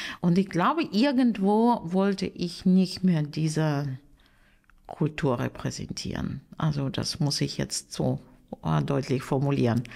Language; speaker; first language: German; non-native, fluent; Russian